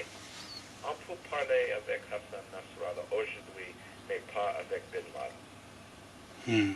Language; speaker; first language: French; non-native, fluent; English